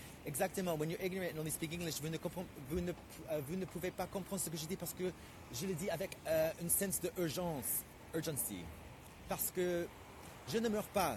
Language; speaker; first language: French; non-native, fluent; English